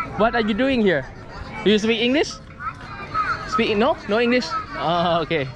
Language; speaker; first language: English; non-native, learner; Thai